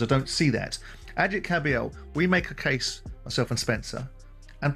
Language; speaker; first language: English; native; English